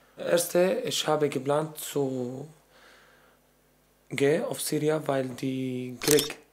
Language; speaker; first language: German; non-native, learner; Arabic